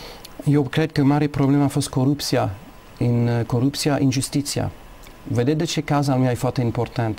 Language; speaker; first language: Romanian; non-native, learner; English